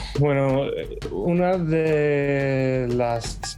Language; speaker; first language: Spanish; non-native, fluent; English